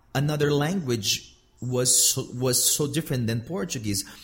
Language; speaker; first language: English; non-native, fluent; Portuguese